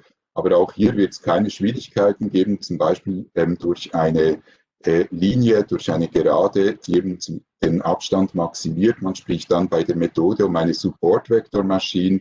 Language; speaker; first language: German; native; German